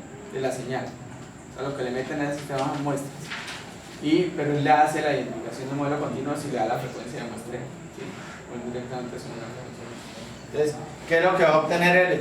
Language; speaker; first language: Spanish; native; Spanish